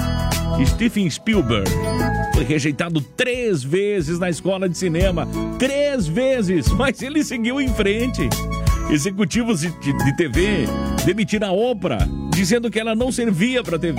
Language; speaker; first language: Portuguese; native; Portuguese